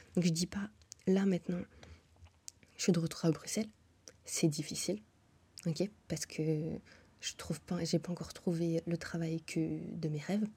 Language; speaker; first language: French; native; French